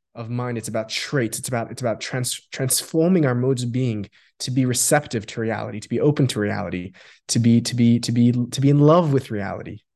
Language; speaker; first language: English; non-native, local second language; Yiddish